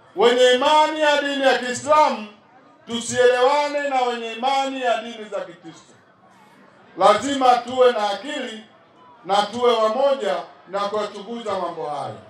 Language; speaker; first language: Swahili; native; Swahili